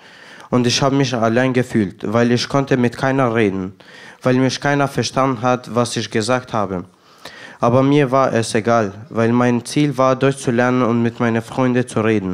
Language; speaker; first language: German; non-native, learner; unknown